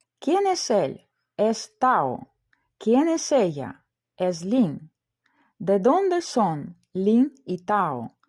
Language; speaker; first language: Spanish; non-native, fluent; Ukrainian